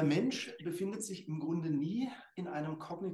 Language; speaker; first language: German; native; German